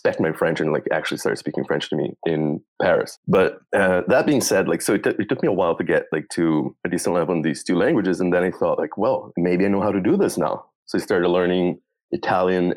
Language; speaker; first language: English; non-native, fluent; Portuguese